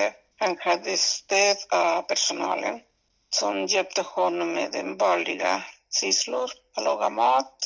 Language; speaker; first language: Swedish; non-native, fluent; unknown